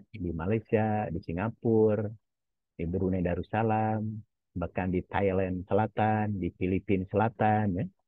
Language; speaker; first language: Indonesian; non-native, local second language; Javanese